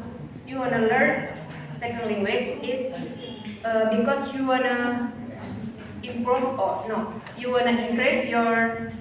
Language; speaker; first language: English; non-native, learner; Indonesian